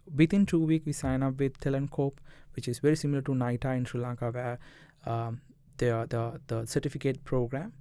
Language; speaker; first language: English; non-native, local second language; Tamil